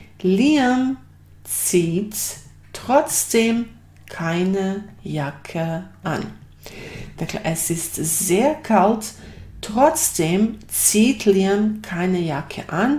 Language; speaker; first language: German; non-native, fluent; Bosnian